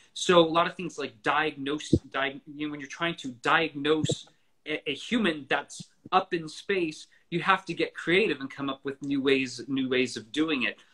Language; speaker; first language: English; native; English